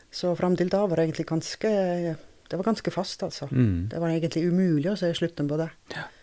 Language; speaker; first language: Norwegian; non-native, fluent; Estonian